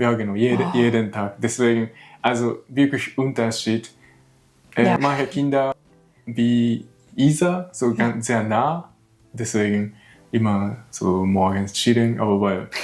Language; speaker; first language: German; non-native, learner; Japanese